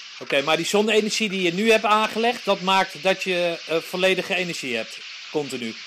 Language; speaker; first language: Dutch; native; Dutch